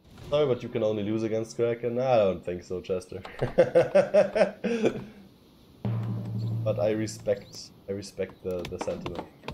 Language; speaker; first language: English; non-native, fluent; German